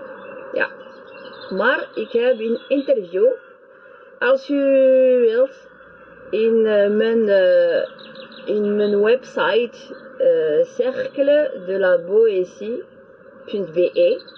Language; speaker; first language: Dutch; non-native, learner; French